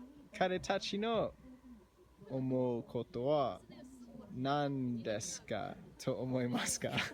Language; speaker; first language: Japanese; non-native, learner; English